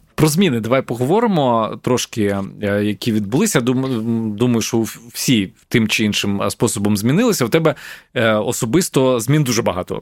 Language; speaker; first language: Ukrainian; native; Ukrainian